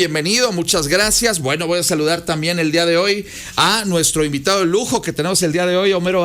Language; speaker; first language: Spanish; native; Spanish